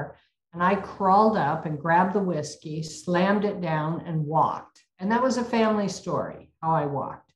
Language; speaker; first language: English; native; English